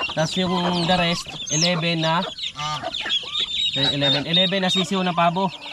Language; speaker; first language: Filipino; non-native, local second language; Cebuano